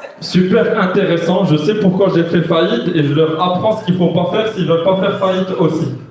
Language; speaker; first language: French; non-native, local second language; Arabic